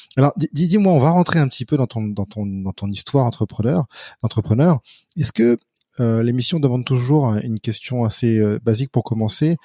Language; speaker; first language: French; native; French